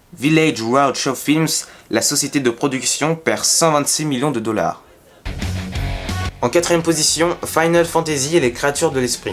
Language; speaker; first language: French; native; French